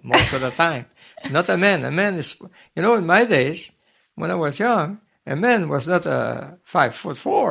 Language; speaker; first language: English; native; English